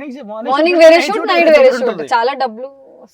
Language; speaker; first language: Telugu; non-native, fluent; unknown